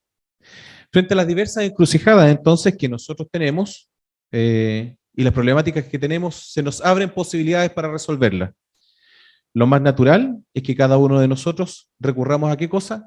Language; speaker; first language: Spanish; native; Spanish